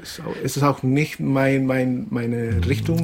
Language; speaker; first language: German; non-native, fluent; Spanish